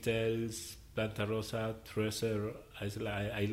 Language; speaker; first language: English; non-native, learner; Spanish